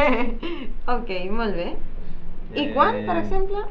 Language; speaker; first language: Catalan; native; Catalan